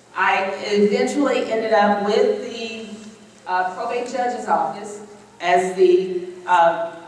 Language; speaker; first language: English; native; English